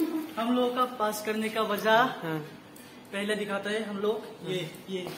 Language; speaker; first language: Hindi; non-native, local second language; Kok Borok